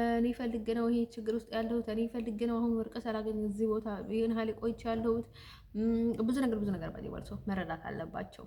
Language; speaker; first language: Amharic; early bilingual, heritage; Amharic